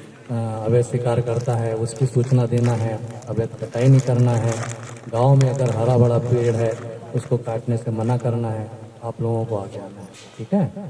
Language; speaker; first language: Hindi; native; Hindi